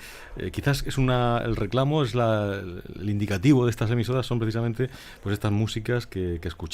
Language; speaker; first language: Spanish; native; Spanish